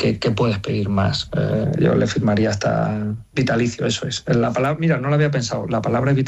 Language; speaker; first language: Spanish; native; Spanish